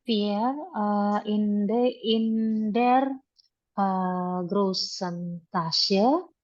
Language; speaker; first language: German; non-native, learner; Indonesian